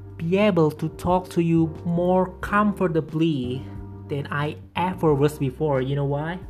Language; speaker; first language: English; non-native, fluent; Indonesian